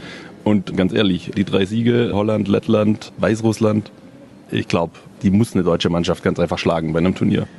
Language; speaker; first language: German; native; German